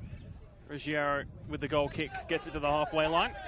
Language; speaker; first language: English; native; English